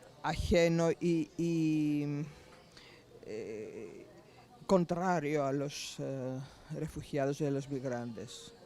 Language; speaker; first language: Spanish; non-native, fluent; Greek